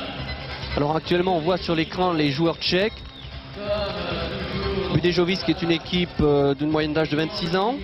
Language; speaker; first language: French; native; French